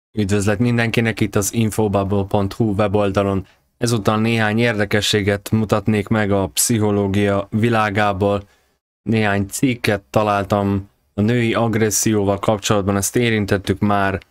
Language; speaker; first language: Hungarian; native; Hungarian